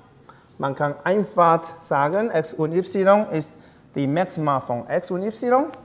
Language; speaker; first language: German; non-native, fluent; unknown